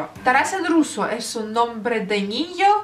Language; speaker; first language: Spanish; non-native, learner; Russian